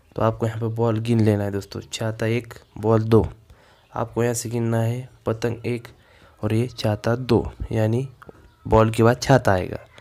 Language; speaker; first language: Hindi; non-native, local second language; Marathi